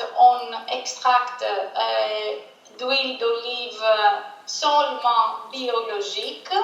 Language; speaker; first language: French; non-native, fluent; Greek